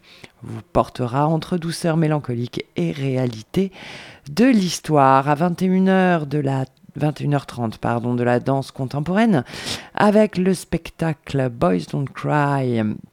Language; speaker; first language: French; native; French